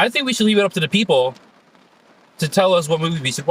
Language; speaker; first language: English; native; English